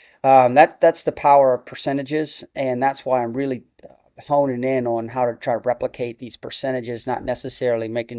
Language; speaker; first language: English; native; English